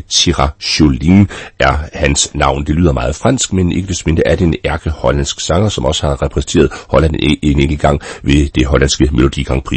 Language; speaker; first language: Danish; native; Danish